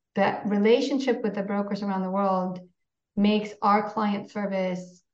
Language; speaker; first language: English; non-native, fluent; Polish